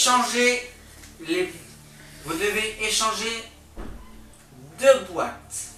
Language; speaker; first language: French; native; French